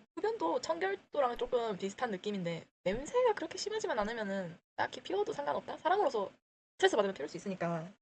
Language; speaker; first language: Korean; early bilingual, heritage; Korean